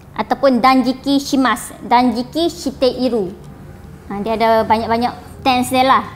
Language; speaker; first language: Malay; native; Malay